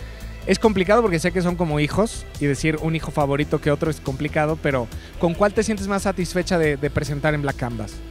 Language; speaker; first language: Spanish; native; Spanish